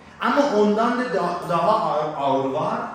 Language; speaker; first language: Turkish; non-native, learner; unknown